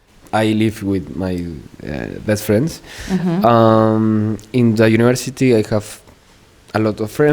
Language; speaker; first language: English; non-native, learner; Spanish